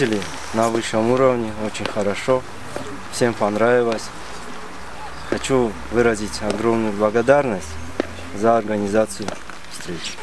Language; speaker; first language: Russian; non-native, local second language; Tajik